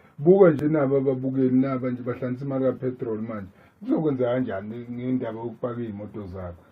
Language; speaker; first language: Zulu; native; Zulu